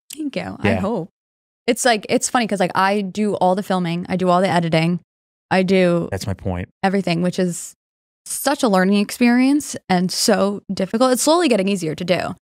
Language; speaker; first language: English; native; English